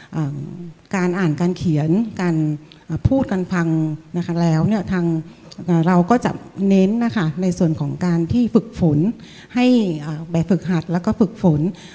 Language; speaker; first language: Thai; non-native, fluent; Vietnamese